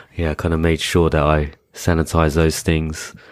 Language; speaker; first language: English; native; English